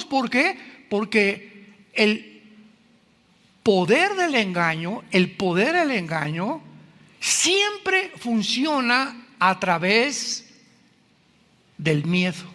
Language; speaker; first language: Spanish; native; Spanish